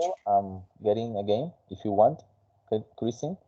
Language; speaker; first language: English; non-native, fluent; Spanish